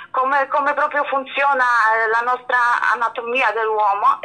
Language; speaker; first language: Italian; non-native, fluent; Polish